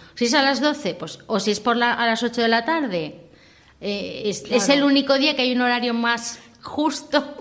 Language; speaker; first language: Spanish; non-native, local second language; Catalan